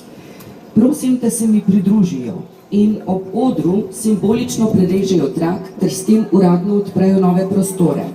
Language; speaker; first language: Slovenian; native; Slovenian